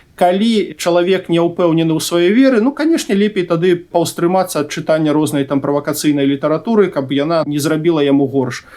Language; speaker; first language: Belarusian; native; Belarusian